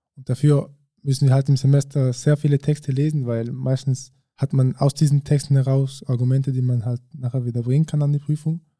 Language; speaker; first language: German; early bilingual, other home language; French